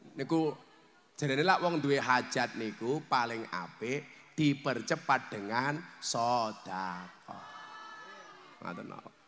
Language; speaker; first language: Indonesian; native; Indonesian